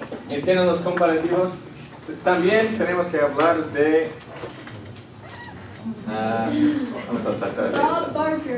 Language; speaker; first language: Spanish; non-native, fluent; English